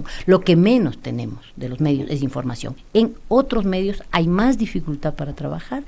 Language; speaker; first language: Spanish; native; Spanish